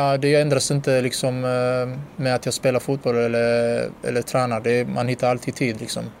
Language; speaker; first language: Swedish; early bilingual, other home language; Bosnian